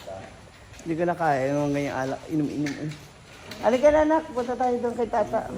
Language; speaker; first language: Filipino; non-native, local second language; Cebuano